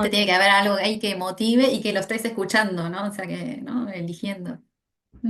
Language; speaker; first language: Spanish; native; Spanish